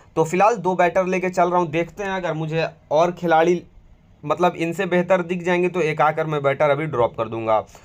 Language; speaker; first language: Hindi; native; Hindi